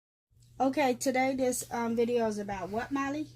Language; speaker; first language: English; native; English